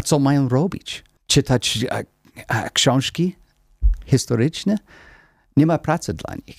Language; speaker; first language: Polish; non-native, learner; English